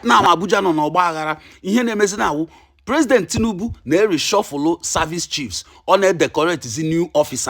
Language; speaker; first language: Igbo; native; Igbo